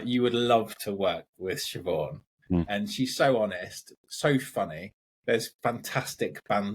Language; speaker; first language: English; native; English